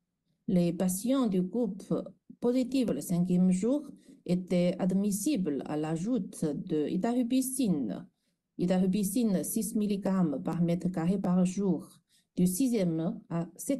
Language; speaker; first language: French; non-native, fluent; Chinese